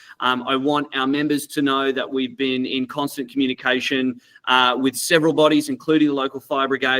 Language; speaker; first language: English; native; English